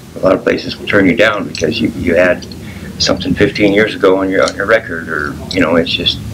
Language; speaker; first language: English; native; English